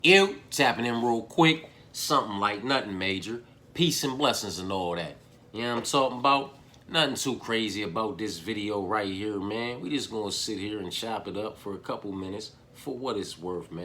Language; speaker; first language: English; native; English